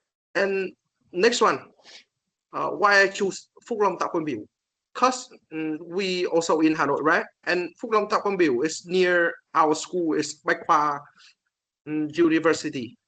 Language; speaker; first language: English; non-native, learner; Vietnamese